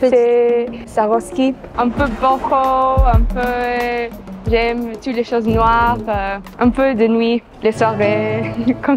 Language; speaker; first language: French; non-native, learner; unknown